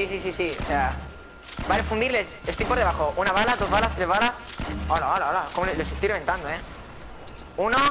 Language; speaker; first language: Spanish; native; Spanish